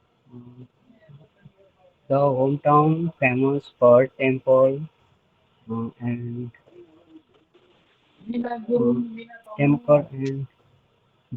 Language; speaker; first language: English; non-native, learner; Nepali